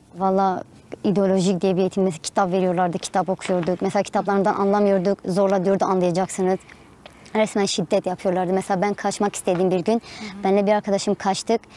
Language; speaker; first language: Turkish; non-native, local second language; Kurdish